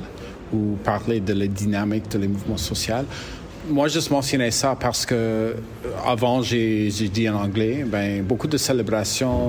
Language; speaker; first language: French; non-native, learner; English